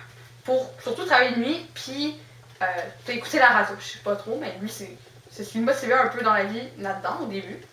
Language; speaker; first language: French; native; French